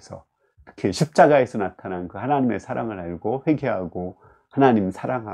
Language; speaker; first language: Korean; native; Korean